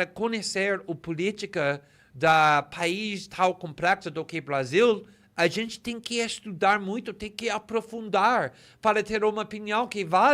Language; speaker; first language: Portuguese; non-native, fluent; English